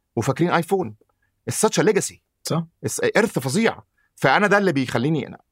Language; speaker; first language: Arabic; native; Arabic